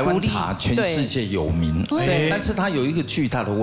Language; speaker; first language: Chinese; native; Chinese